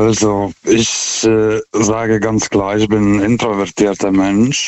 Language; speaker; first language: German; non-native, fluent; Lithuanian